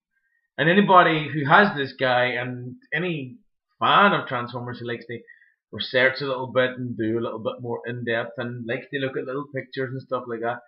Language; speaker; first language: English; native; English